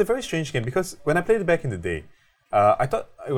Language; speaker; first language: English; native; English